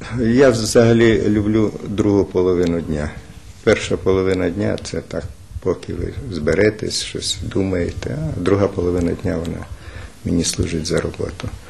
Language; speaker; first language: Ukrainian; native; Ukrainian